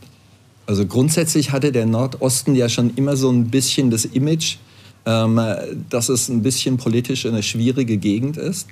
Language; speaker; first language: German; native; German